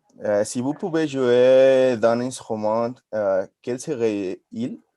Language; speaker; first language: French; non-native, learner; Spanish